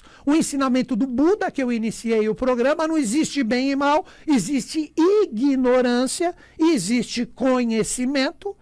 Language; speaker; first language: Portuguese; native; Portuguese